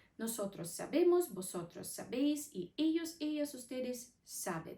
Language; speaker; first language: Spanish; non-native, fluent; Ukrainian